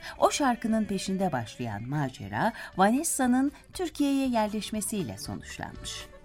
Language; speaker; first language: Turkish; native; Turkish